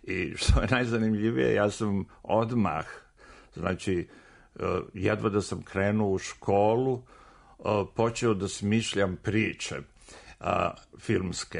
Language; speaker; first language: Serbian; native; Serbian